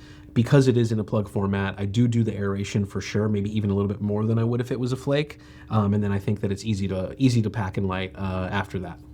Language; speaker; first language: English; native; English